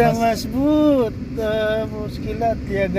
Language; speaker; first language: Arabic; non-native, learner; Filipino